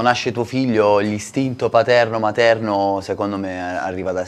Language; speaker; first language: Italian; native; Italian